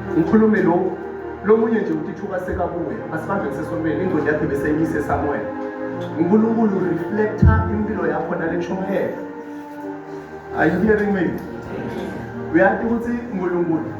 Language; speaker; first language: Zulu; non-native, local second language; Swati